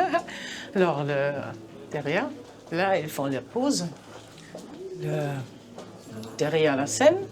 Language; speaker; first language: French; non-native, fluent; German